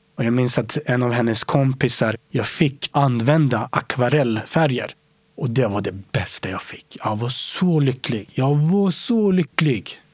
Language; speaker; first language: Swedish; early bilingual, other home language; Romany